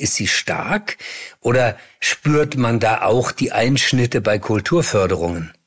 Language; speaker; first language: German; native; German